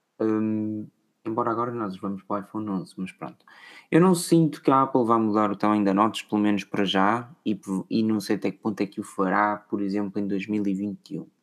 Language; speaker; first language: Portuguese; native; Portuguese